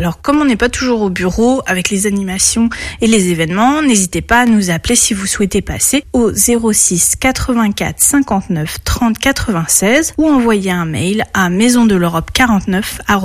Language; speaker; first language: French; native; French